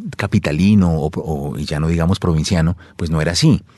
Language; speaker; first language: Spanish; native; Spanish